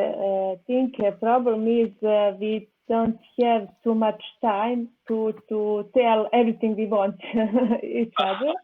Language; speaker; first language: English; non-native, learner; Serbian